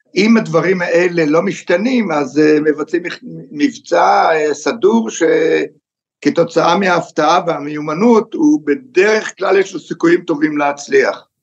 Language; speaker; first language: Hebrew; native; Hebrew